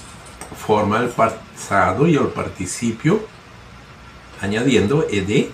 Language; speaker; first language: Spanish; non-native, fluent; Portuguese